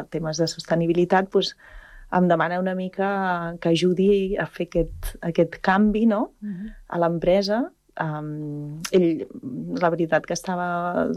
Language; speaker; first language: Catalan; native; Catalan